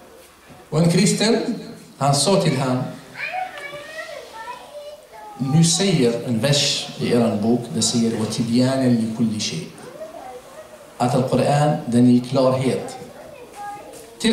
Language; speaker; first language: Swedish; non-native, fluent; Arabic